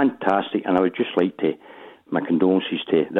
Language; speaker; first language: English; native; English